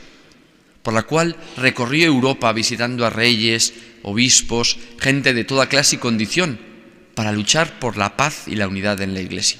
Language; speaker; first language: Spanish; native; Spanish